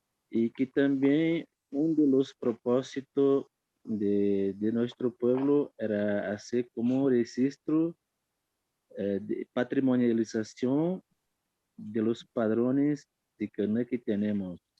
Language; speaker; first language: Spanish; non-native, fluent; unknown